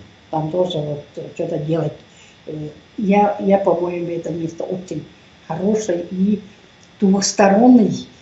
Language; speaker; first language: Russian; non-native, local second language; Tuvinian